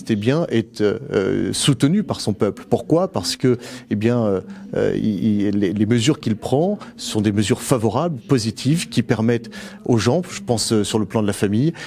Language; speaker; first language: French; native; French